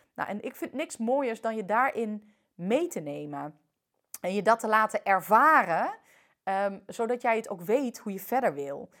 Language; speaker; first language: Dutch; early bilingual, other home language; French